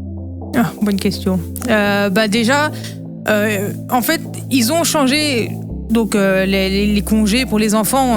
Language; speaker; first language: French; native; French